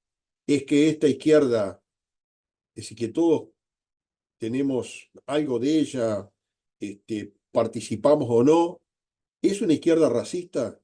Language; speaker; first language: Spanish; native; Spanish